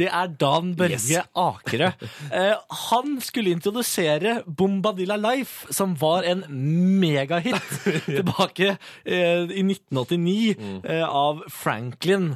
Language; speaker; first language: Norwegian; native; Norwegian